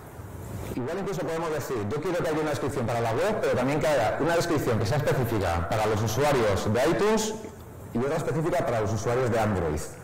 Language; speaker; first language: Spanish; native; Spanish